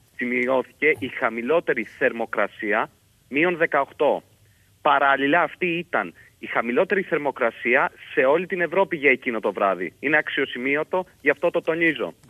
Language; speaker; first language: Greek; native; Greek